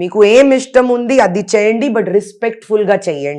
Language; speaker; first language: Telugu; non-native, learner; Hindi